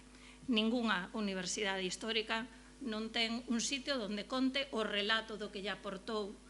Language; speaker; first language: Galician; native; Galician